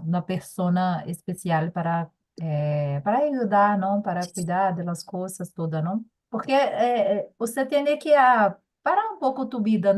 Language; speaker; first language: Spanish; non-native, learner; Portuguese